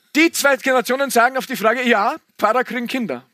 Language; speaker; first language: German; native; German